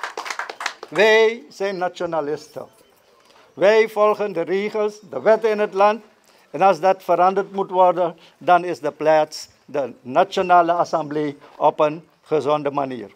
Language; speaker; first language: Dutch; native; Dutch